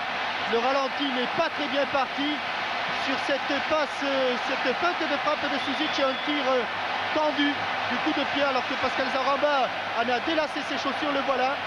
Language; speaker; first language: French; native; French